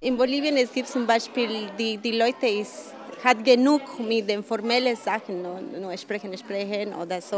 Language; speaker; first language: German; non-native, learner; Spanish